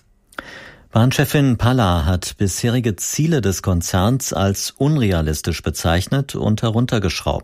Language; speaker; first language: German; native; German